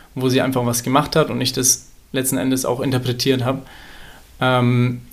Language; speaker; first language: German; native; German